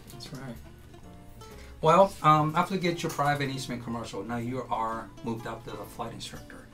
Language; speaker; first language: English; non-native, fluent; Japanese